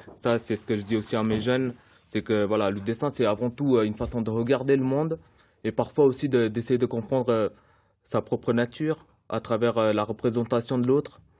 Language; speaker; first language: French; early bilingual, other home language; Sinhala